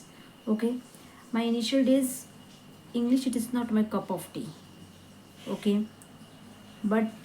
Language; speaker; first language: English; non-native, learner; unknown